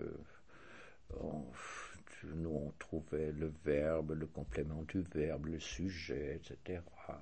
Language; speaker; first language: French; native; French